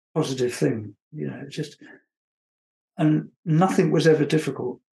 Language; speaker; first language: English; native; English